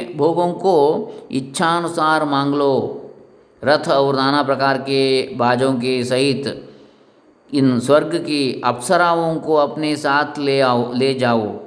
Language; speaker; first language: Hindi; non-native, local second language; Kannada